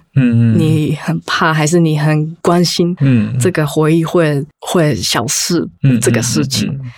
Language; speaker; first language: Chinese; non-native, fluent; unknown